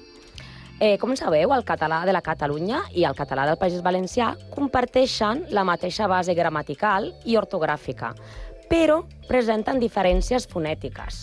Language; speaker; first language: Catalan; non-native, learner; Spanish